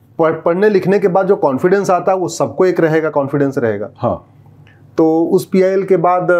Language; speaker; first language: Hindi; native; Hindi